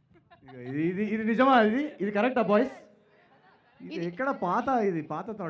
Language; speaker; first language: Telugu; native; Telugu